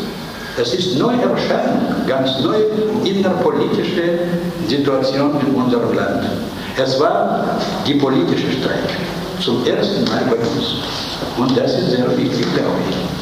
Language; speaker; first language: German; non-native, fluent; Russian